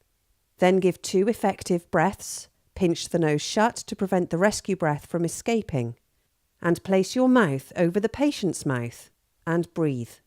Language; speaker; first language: English; native; English